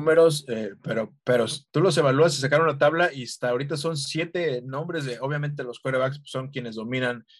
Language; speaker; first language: Spanish; native; Spanish